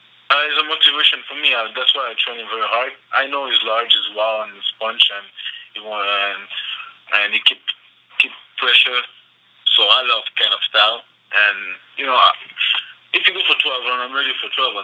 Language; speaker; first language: English; non-native, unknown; French